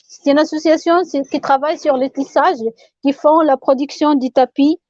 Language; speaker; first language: French; non-native, local second language; Arabic